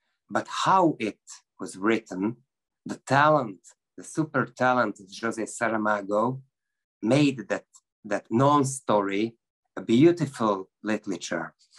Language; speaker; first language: English; non-native, fluent; Hungarian